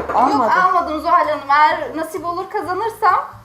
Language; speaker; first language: Turkish; native; Turkish